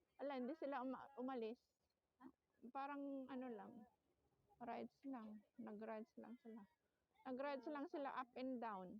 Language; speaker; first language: Filipino; native; Filipino